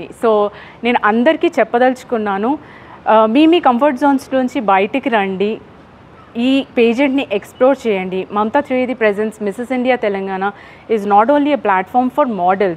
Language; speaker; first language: Telugu; native; Telugu